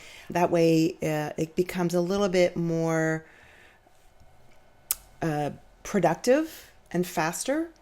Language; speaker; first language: English; native; English